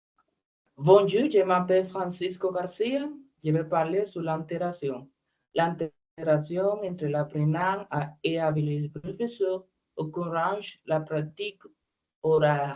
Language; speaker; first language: French; non-native, learner; Spanish